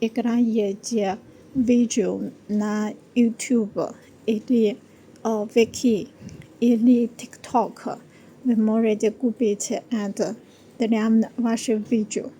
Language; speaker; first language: Russian; non-native, learner; Chinese